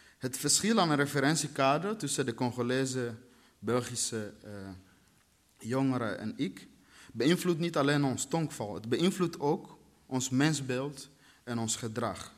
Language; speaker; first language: Dutch; early bilingual, other home language; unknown